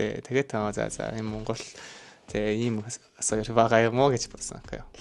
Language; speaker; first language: Mongolian; non-native, learner; Japanese